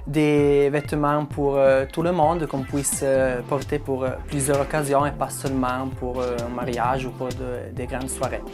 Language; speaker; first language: French; non-native, local second language; Italian